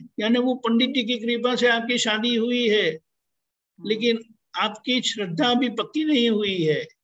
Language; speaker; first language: Hindi; non-native, local second language; Gujarati